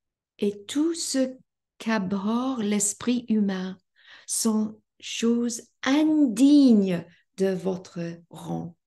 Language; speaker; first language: French; non-native, fluent; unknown